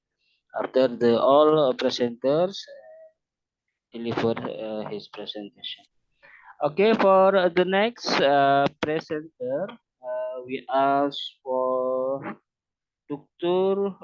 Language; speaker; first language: English; non-native, learner; Indonesian